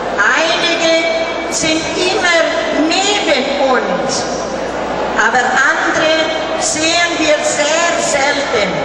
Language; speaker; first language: German; early bilingual, heritage; German